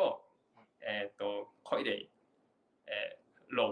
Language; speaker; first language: Chinese; non-native, learner; Japanese